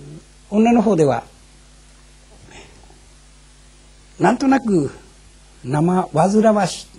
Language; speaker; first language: Japanese; native; Japanese